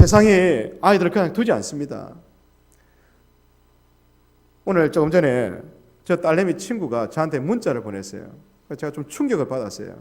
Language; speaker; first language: Korean; native; Korean